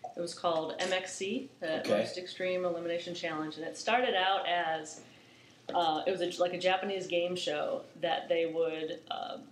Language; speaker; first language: English; native; English